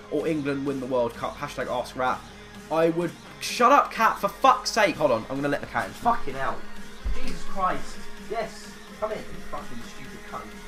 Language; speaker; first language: English; native; English